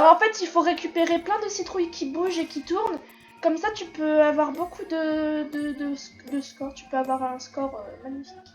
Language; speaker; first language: French; native; French